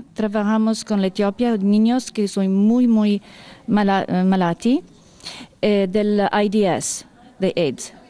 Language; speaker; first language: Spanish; non-native, learner; Italian